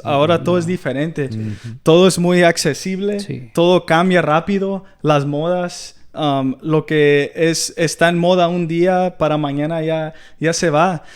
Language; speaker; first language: Spanish; early bilingual, heritage; Spanish